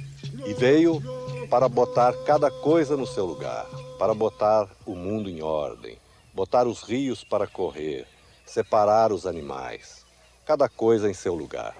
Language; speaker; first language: Portuguese; native; Portuguese